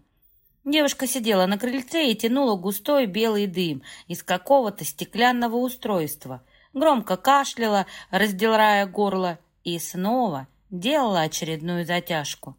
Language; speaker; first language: Russian; native; Russian